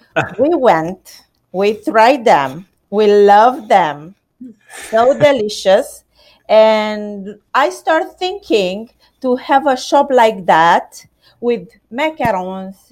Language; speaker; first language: English; non-native, learner; Romanian